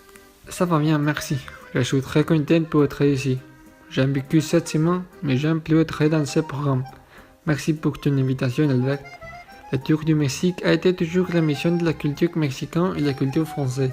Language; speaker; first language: French; non-native, learner; Spanish